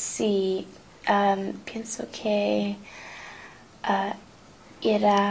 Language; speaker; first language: Spanish; non-native, learner; English